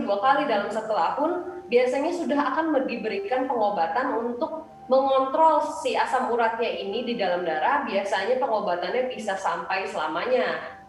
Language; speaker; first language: Indonesian; native; Indonesian